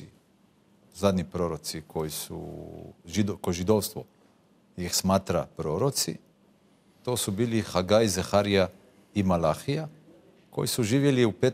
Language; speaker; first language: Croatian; non-native, fluent; Hebrew